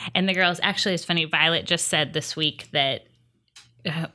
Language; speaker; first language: English; native; English